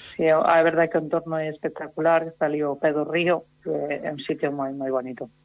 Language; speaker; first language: Galician; native; Galician